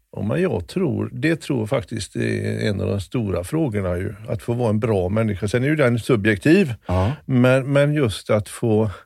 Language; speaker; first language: Swedish; native; Swedish